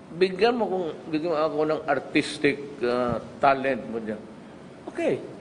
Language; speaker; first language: Filipino; non-native, local second language; Cebuano